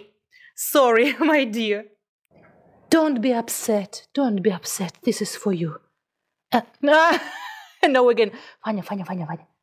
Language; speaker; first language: English; non-native, fluent; Russian